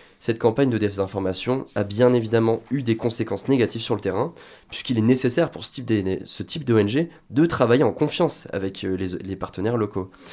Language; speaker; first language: French; native; French